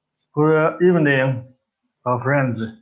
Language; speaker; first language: English; non-native, learner; Chinese